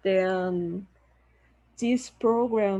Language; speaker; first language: English; non-native, learner; Portuguese